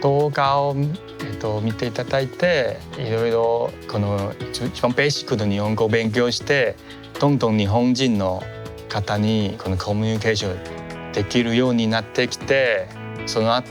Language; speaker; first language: Japanese; non-native, fluent; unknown